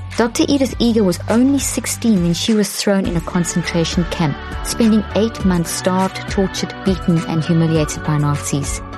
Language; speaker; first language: English; native; English